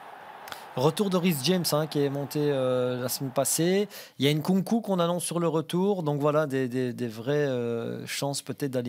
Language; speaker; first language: French; native; French